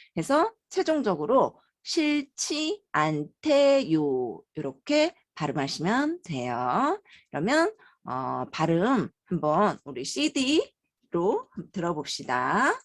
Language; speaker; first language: Korean; native; Korean